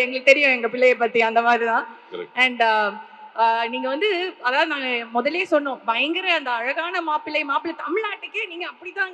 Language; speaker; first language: Tamil; native; Tamil